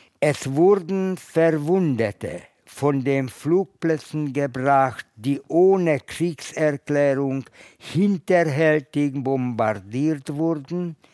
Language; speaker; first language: German; non-native, fluent; Hungarian